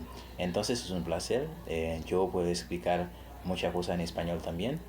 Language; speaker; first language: Spanish; non-native, fluent; Haitian Creole